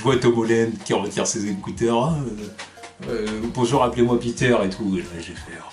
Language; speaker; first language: French; native; French